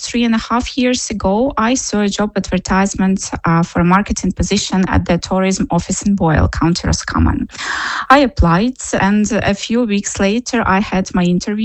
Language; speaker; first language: English; non-native, fluent; Ukrainian